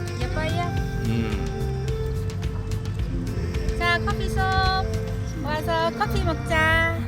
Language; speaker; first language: Korean; non-native, learner; Vietnamese